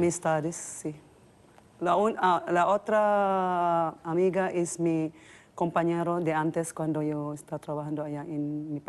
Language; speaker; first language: Spanish; non-native, learner; Filipino